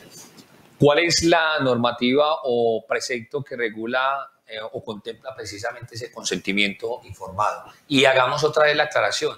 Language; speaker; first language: Spanish; native; Spanish